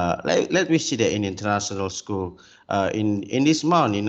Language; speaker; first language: English; non-native, learner; Indonesian